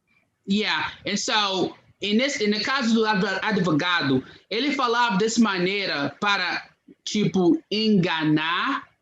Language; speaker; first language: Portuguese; non-native, fluent; English